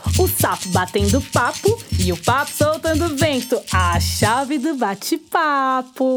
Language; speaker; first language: Portuguese; native; Portuguese